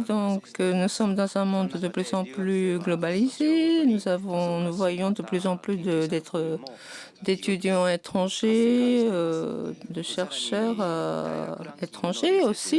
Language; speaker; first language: French; non-native, fluent; Japanese